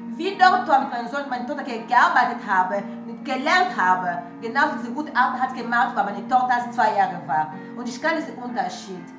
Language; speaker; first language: German; non-native, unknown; French